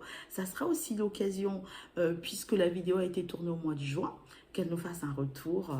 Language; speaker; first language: French; native; French